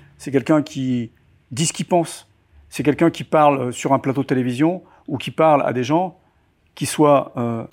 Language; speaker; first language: French; native; French